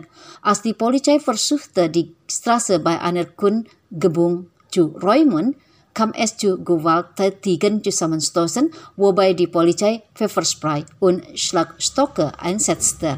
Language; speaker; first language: German; non-native, fluent; Indonesian